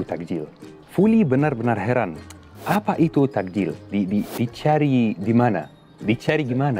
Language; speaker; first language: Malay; non-native, fluent; Arabic